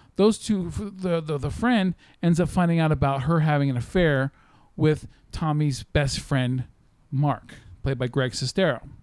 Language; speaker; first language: English; native; English